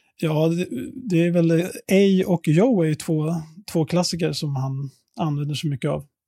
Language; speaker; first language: Swedish; native; Swedish